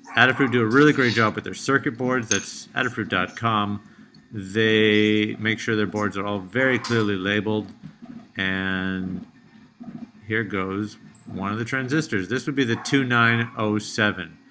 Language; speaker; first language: English; native; English